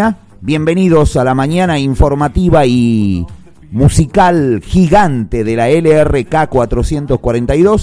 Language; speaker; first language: Spanish; native; Spanish